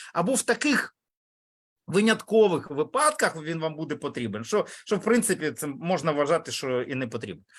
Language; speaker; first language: Ukrainian; non-native, local second language; Russian